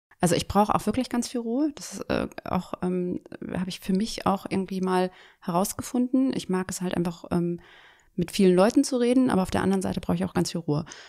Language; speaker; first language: German; native; German